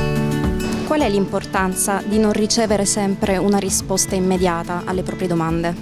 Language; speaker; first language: Italian; native; Italian